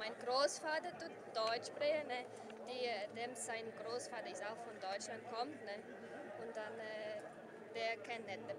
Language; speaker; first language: German; early bilingual, heritage; German